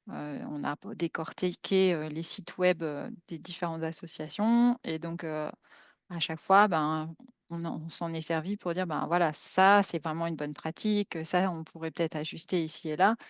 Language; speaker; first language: French; native; French